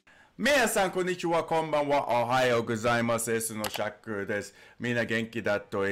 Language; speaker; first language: Japanese; non-native, learner; English